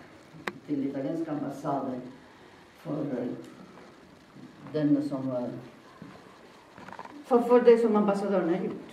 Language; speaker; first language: Swedish; non-native, fluent; Italian